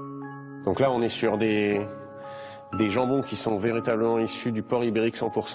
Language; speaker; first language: French; native; French